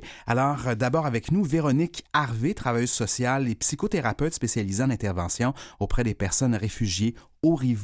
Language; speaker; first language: French; native; French